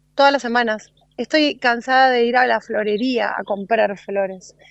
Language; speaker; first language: Spanish; native; Spanish